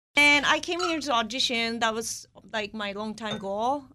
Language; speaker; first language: English; non-native, fluent; Japanese